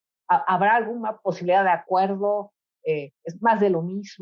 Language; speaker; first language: Spanish; native; Spanish